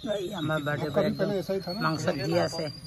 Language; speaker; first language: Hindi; non-native, local second language; Assamese